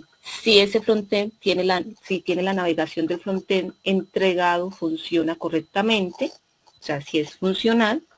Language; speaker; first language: Spanish; native; Spanish